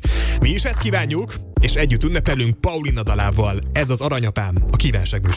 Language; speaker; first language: Hungarian; native; Hungarian